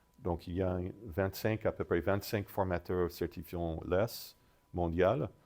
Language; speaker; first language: French; non-native, fluent; English